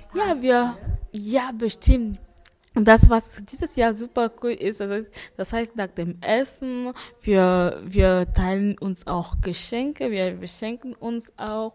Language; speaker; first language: German; non-native, fluent; French